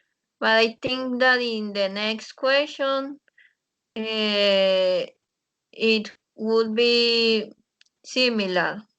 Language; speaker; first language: English; non-native, learner; Spanish